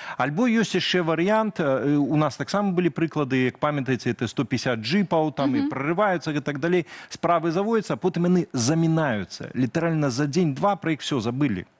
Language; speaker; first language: Belarusian; native; Belarusian